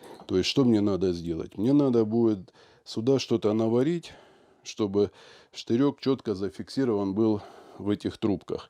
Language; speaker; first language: Russian; native; Russian